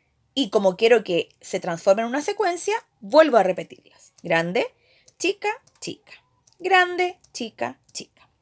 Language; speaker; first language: Spanish; native; Spanish